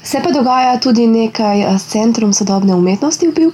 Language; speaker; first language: Slovenian; native; Slovenian